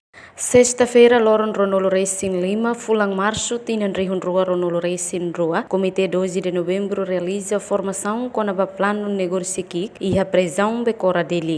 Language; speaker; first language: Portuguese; non-native, local second language; Tetum